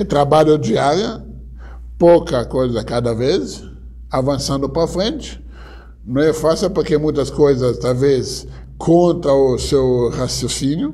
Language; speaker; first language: Portuguese; non-native, fluent; Hebrew